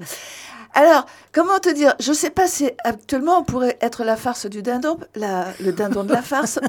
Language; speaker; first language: French; native; French